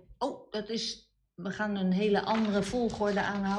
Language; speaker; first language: Dutch; native; Dutch